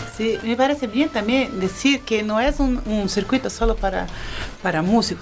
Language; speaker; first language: Spanish; non-native, fluent; Portuguese